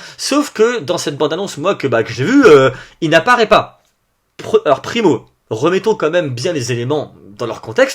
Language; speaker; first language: French; native; French